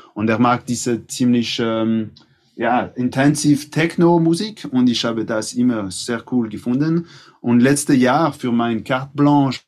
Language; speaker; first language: German; non-native, local second language; French